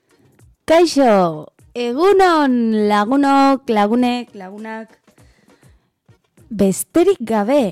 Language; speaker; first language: Basque; non-native, learner; Spanish